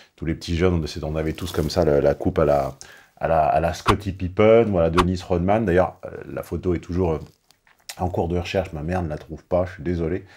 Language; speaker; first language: French; native; French